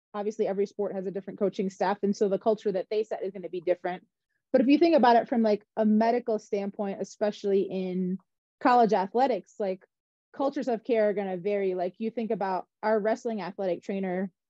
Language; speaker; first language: English; native; English